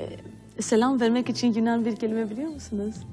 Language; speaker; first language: Turkish; non-native, fluent; Greek